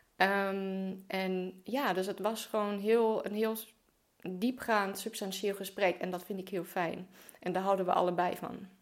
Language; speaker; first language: Dutch; non-native, fluent; German